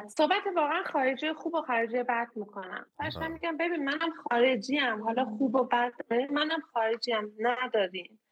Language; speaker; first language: Persian; early bilingual, heritage; Persian